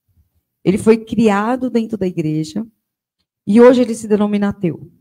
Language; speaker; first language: Portuguese; native; Portuguese